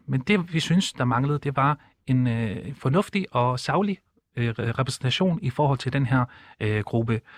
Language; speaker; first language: Danish; early bilingual, other home language; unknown